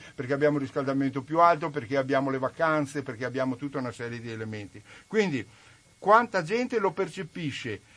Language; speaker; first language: Italian; native; Italian